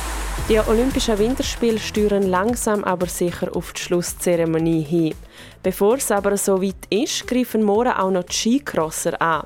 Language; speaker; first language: German; native; German